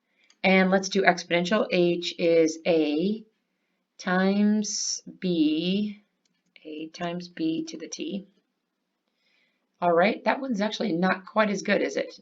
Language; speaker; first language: English; native; English